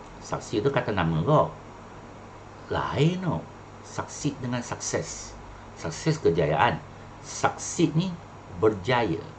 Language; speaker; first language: Malay; non-native, local second language; Chinese